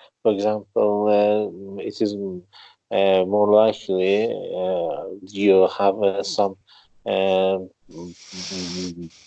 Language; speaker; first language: English; non-native, learner; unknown